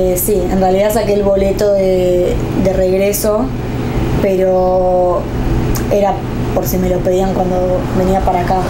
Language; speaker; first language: Spanish; native; Spanish